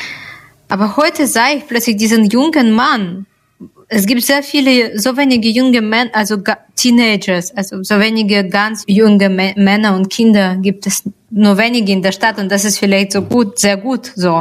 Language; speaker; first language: German; non-native, fluent; Russian